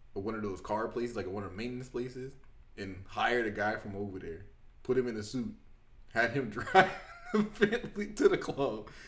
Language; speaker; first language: English; native; English